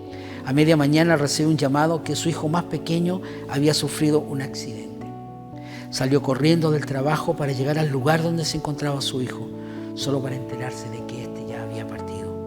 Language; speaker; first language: Spanish; native; Spanish